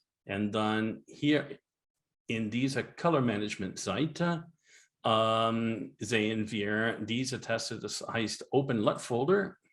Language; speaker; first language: German; non-native, learner; English